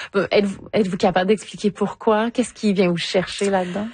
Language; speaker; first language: French; native; French